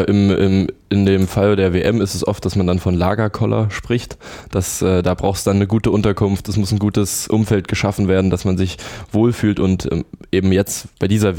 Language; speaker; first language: German; native; German